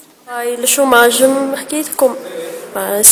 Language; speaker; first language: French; non-native, learner; Arabic